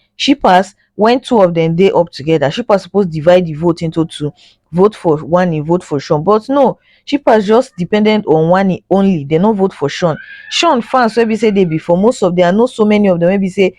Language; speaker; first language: Nigerian Pidgin; native; Nigerian Pidgin